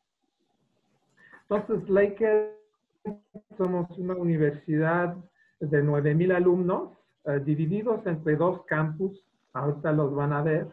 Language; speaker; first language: Spanish; non-native, fluent; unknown